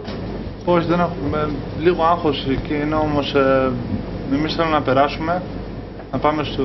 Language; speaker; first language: Greek; early bilingual, heritage; German